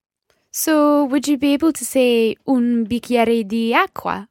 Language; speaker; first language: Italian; non-native, learner; English